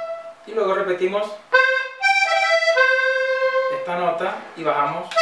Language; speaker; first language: Spanish; native; Spanish